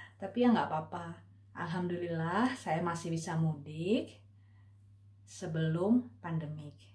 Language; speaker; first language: Indonesian; native; Indonesian